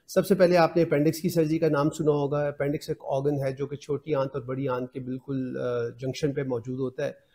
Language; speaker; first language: Urdu; non-native, local second language; Punjabi